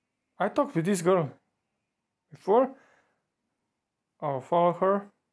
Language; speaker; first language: English; non-native, fluent; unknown